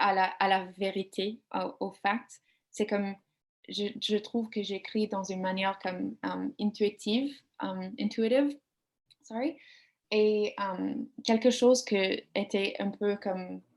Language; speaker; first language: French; non-native, learner; English